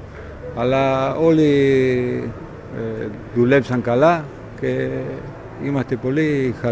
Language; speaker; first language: Greek; non-native, learner; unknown